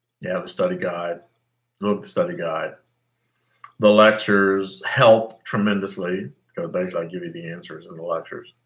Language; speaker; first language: English; native; English